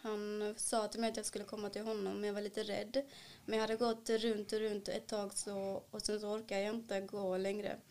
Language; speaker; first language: Swedish; early bilingual, other home language; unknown